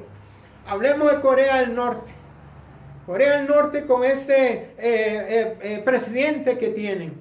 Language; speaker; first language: Spanish; native; Spanish